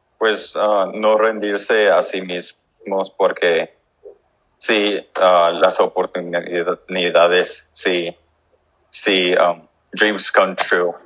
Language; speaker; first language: Spanish; early bilingual, heritage; English